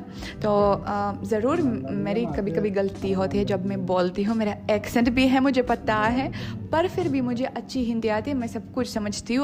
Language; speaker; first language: Hindi; non-native, fluent; Russian